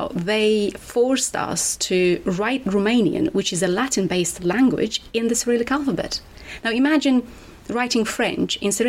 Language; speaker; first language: English; non-native, fluent; Romanian